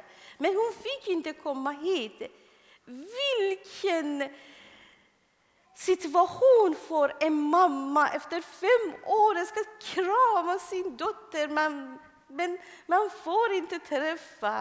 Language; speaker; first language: Swedish; non-native, fluent; Persian